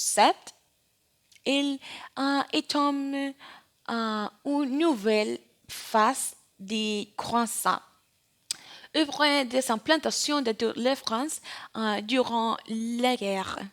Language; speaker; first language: French; non-native, learner; Spanish